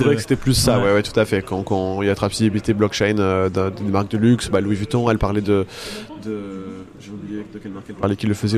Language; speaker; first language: French; native; French